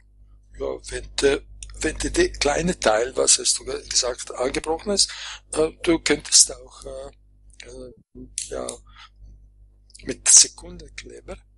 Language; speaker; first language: German; non-native, fluent; Croatian